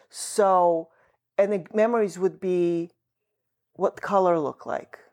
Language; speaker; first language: English; early bilingual, other home language; Russian